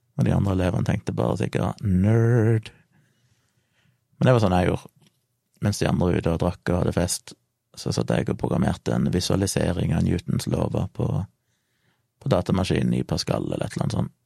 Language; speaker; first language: Norwegian; native; Norwegian